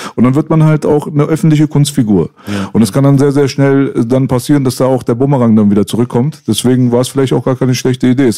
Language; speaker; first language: German; early bilingual, other home language; Persian